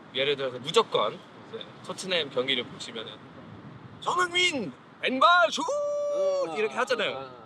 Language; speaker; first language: Korean; non-native, fluent; English